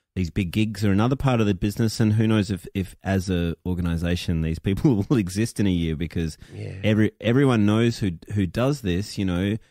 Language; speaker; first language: English; native; English